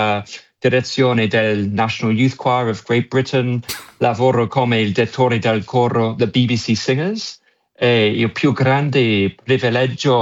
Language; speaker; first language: Italian; non-native, fluent; English